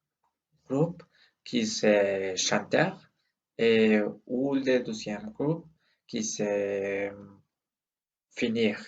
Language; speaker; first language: French; non-native, learner; Spanish